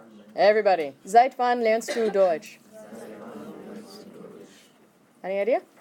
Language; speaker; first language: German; non-native, fluent; English